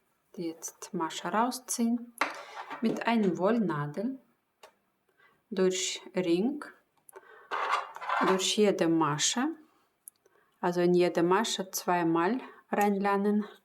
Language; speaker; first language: German; non-native, fluent; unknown